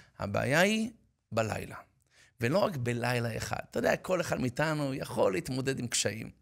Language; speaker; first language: Hebrew; native; Hebrew